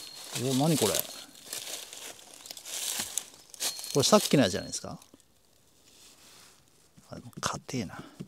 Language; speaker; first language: Japanese; native; Japanese